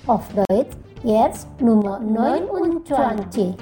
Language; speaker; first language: German; non-native, fluent; Indonesian